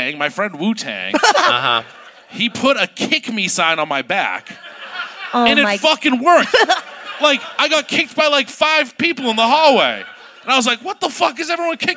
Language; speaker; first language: English; native; English